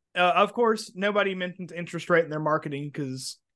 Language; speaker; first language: English; native; English